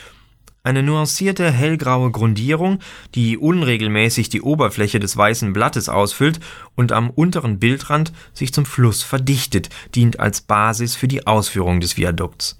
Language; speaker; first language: German; native; German